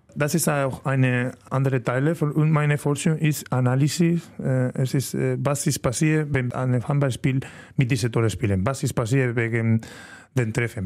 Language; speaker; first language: German; non-native, learner; Spanish